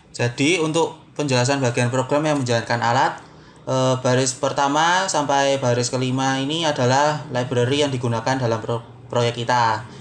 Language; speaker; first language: Indonesian; native; Indonesian